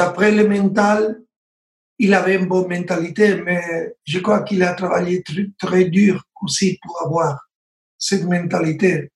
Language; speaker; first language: French; non-native, learner; Spanish